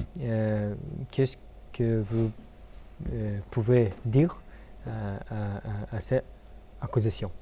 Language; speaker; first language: French; non-native, fluent; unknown